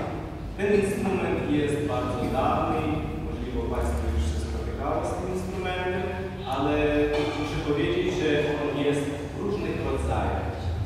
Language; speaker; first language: Polish; non-native, fluent; Ukrainian